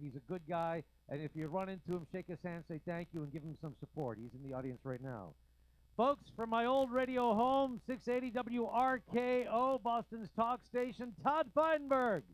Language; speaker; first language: English; native; English